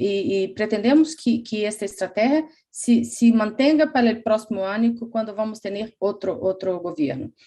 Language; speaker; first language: Spanish; non-native, fluent; Portuguese